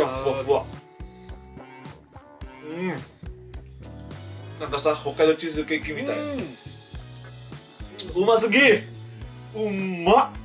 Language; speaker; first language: Japanese; non-native, fluent; Indonesian